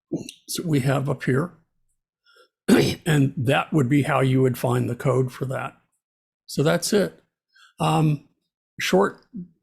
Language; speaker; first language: English; native; English